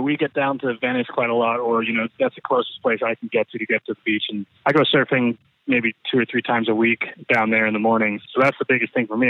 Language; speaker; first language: English; native; English